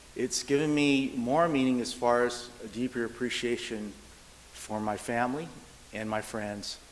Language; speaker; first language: English; native; English